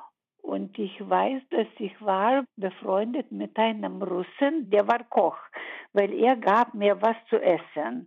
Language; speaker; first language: German; early bilingual, heritage; German